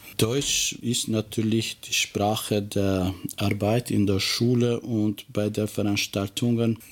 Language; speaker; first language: German; non-native, fluent; Albanian